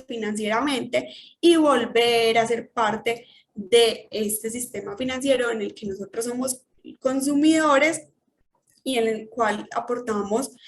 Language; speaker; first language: Spanish; native; Spanish